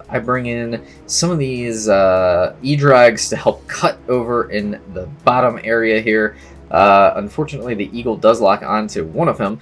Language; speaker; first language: English; native; English